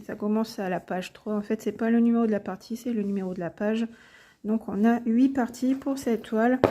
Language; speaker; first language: French; native; French